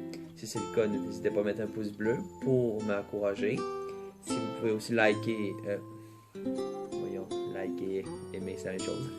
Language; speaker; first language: French; native; French